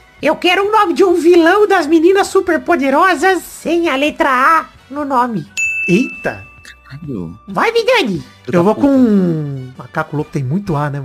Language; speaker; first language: Portuguese; native; Portuguese